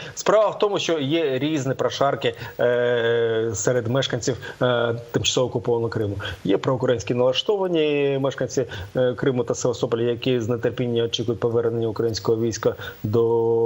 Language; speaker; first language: Ukrainian; native; Ukrainian